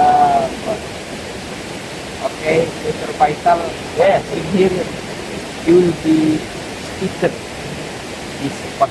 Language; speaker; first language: English; non-native, learner; Indonesian